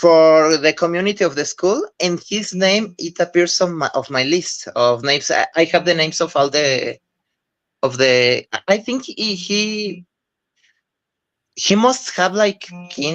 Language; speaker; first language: English; non-native, learner; Spanish